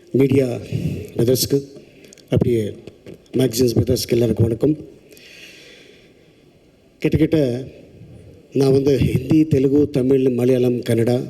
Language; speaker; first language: Tamil; non-native, local second language; Telugu